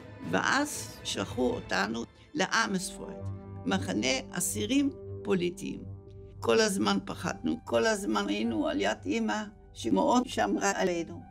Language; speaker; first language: Hebrew; early bilingual, other home language; Dutch